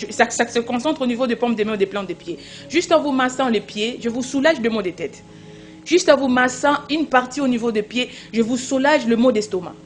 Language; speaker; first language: French; non-native, local second language; Lingala